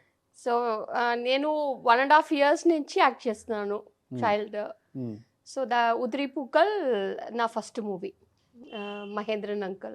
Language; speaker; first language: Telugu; non-native, local second language; Tamil